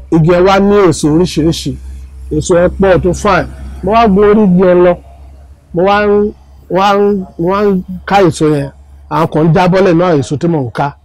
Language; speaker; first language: Yoruba; native; Yoruba